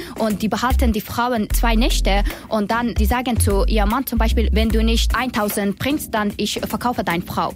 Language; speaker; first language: German; non-native, learner; Persian